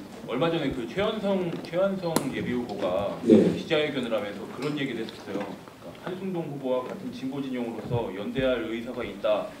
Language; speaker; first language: Korean; native; Korean